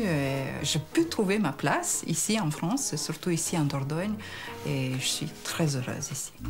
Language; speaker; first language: French; non-native, fluent; Lithuanian